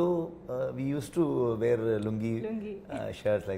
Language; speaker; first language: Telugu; non-native, learner; Kannada